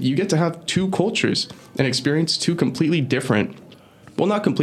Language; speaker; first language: English; early bilingual, other home language; Spanish